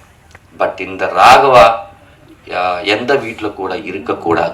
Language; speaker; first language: Tamil; non-native, learner; Telugu